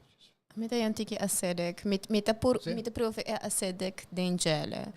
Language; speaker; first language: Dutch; non-native, local second language; Papiamento